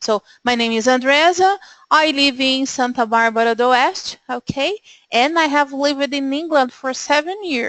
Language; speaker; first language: English; non-native, fluent; Portuguese